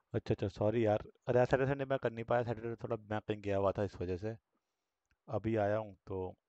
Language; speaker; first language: Hindi; native; Hindi